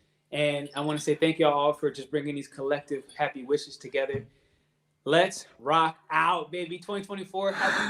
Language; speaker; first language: English; native; English